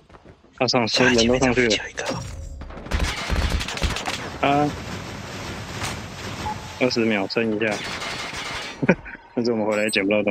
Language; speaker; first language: Chinese; native; Chinese